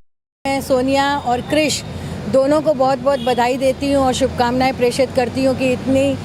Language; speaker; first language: Hindi; native; Hindi